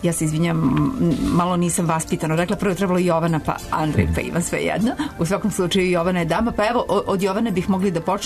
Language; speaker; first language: Serbian; native; Serbian